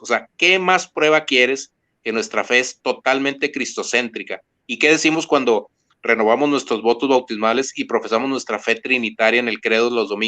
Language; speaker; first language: Spanish; native; Spanish